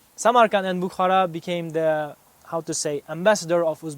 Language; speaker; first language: English; non-native, fluent; Uzbek